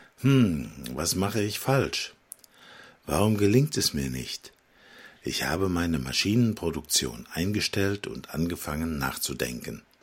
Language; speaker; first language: German; non-native, fluent; Slovak